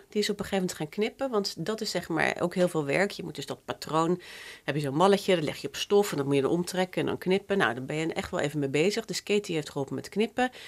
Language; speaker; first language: Dutch; native; Dutch